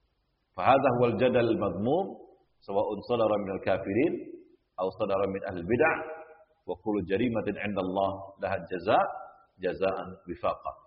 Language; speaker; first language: Arabic; non-native, fluent; Indonesian